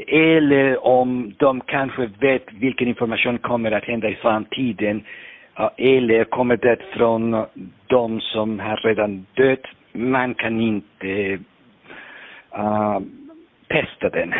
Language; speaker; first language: Swedish; non-native, fluent; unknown